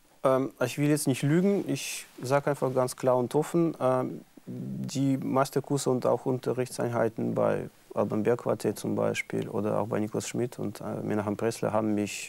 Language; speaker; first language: German; non-native, fluent; Russian